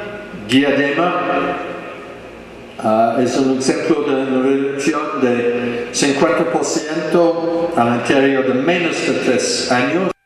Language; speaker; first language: Spanish; non-native, fluent; English